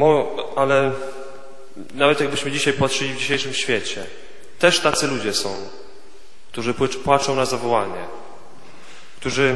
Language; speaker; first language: Polish; native; Polish